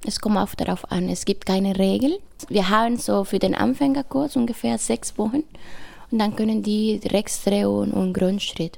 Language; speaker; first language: German; non-native, fluent; Spanish